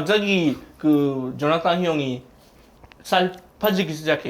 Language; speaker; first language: Korean; non-native, fluent; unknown